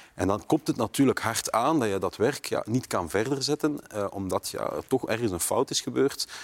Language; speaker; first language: Dutch; native; Dutch